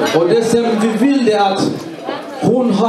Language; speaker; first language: Swedish; non-native, learner; Swahili